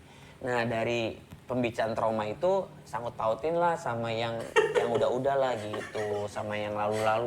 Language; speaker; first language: Indonesian; native; Indonesian